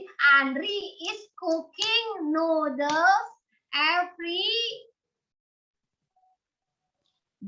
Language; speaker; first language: English; non-native, learner; Indonesian